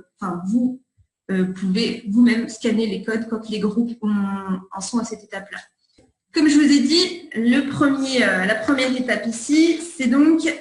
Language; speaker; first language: French; native; French